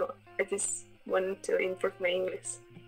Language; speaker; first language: English; non-native, learner; Indonesian